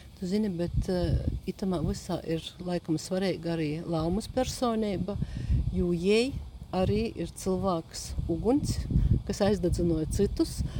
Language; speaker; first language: Latvian; native; Latvian